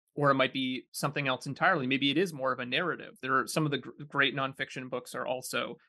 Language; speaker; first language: English; native; English